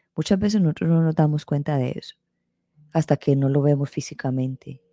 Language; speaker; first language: Spanish; native; Spanish